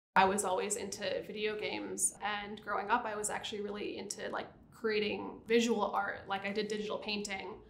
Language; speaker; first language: English; native; English